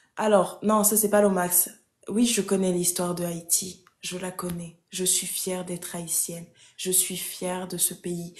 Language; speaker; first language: French; early bilingual, other home language; Haitian Creole